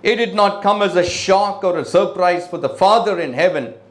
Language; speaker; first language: English; non-native, local second language; Tamil